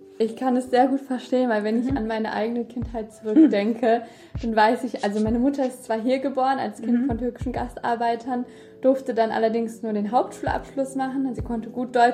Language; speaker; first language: German; early bilingual, other home language; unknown